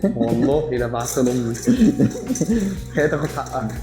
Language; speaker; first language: Arabic; native; Arabic